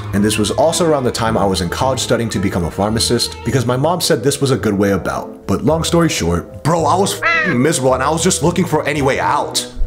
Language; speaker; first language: English; native; English